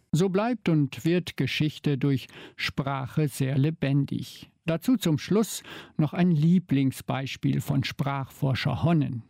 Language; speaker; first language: German; native; German